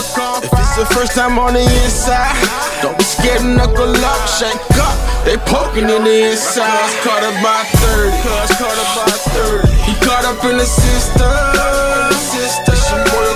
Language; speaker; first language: English; native; English